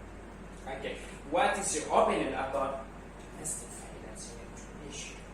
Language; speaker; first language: English; non-native, learner; Indonesian